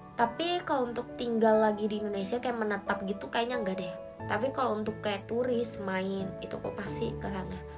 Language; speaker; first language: Indonesian; native; Indonesian